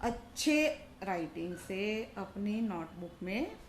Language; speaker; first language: Hindi; non-native, local second language; Gujarati